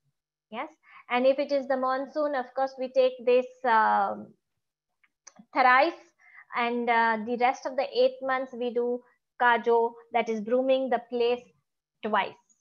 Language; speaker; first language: English; non-native, local second language; Gujarati